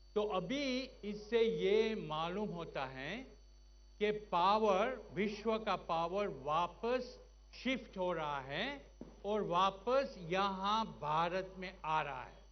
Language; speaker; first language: Hindi; non-native, fluent; Gujarati